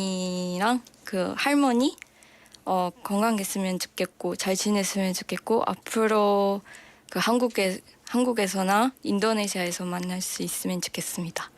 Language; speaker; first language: Korean; non-native, fluent; Indonesian